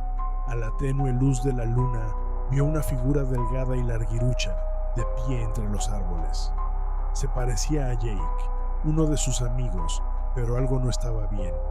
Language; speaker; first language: Spanish; native; Spanish